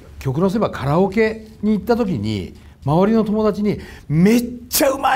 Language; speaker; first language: Japanese; native; Japanese